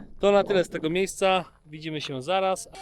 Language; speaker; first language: Polish; native; Polish